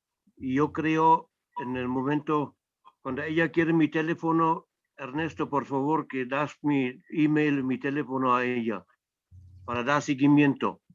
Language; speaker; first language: Spanish; non-native, fluent; German